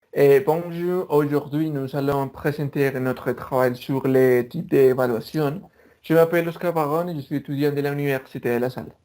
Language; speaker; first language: French; non-native, learner; Spanish